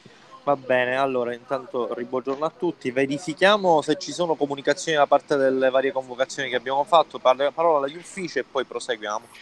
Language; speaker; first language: Italian; native; Italian